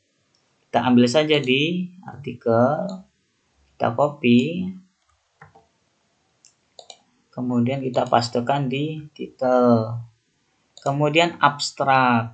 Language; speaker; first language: Indonesian; native; Indonesian